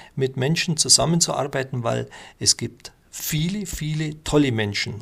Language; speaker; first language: German; native; German